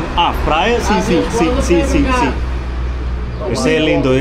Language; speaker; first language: Portuguese; non-native, learner; Malayalam